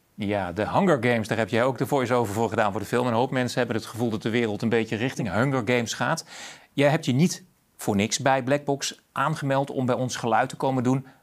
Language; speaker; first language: Dutch; native; Dutch